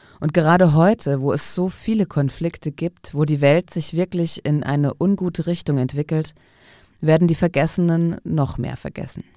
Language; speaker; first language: German; non-native, fluent; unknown